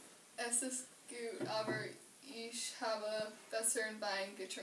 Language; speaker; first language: German; non-native, learner; English